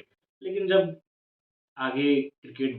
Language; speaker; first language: Hindi; non-native, local second language; Magahi